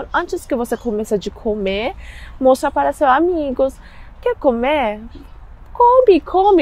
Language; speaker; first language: Portuguese; non-native, learner; Persian